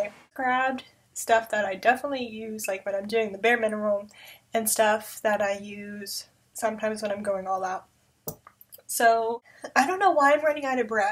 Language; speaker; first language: English; native; English